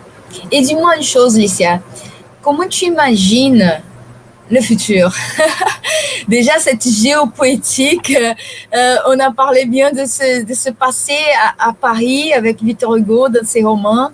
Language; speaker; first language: French; non-native, fluent; Portuguese